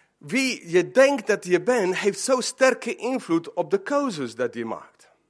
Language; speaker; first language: Dutch; non-native, fluent; Spanish